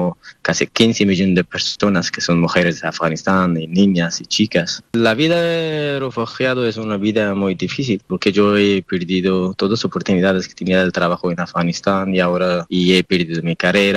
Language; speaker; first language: Spanish; non-native, learner; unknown